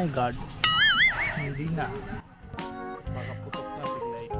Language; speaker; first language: Filipino; non-native, learner; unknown